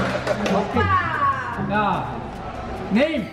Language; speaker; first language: English; non-native, learner; Korean